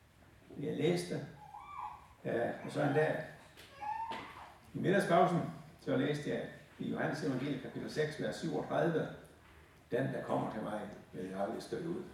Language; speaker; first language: Danish; native; Danish